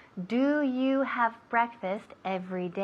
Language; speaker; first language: English; non-native, fluent; Spanish